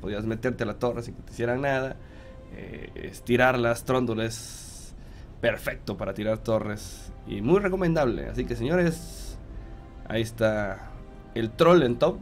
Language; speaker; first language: Spanish; native; Spanish